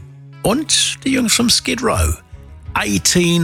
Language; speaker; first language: German; native; German